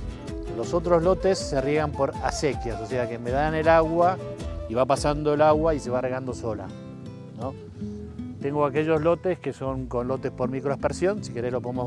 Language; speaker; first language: Spanish; native; Spanish